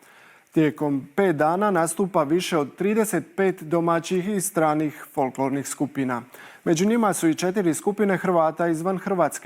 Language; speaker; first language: Croatian; native; Croatian